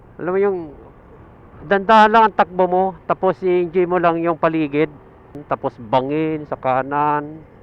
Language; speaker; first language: Filipino; native; Filipino